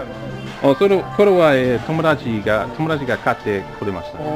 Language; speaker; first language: Japanese; non-native, learner; English